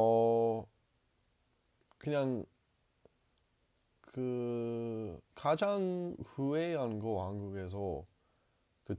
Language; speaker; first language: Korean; non-native, learner; English